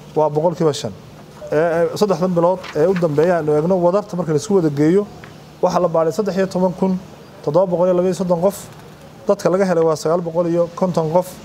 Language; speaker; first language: Somali; native; Somali